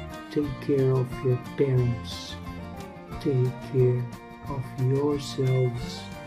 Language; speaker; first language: English; non-native, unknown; Portuguese